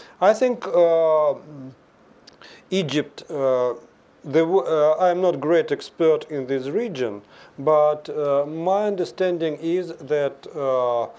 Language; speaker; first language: English; non-native, fluent; Russian